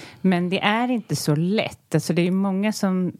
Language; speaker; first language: Swedish; native; Swedish